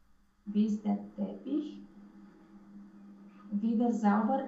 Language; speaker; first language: German; non-native, learner; Romanian